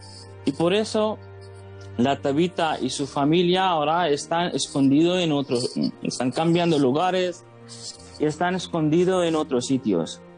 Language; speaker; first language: Spanish; non-native, fluent; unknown